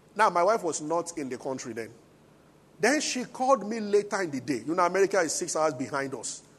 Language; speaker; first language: English; non-native, local second language; Yoruba